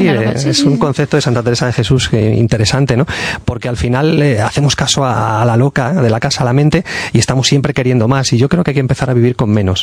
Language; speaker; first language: Spanish; native; Spanish